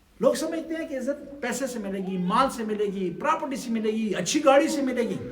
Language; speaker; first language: Urdu; non-native, local second language; Punjabi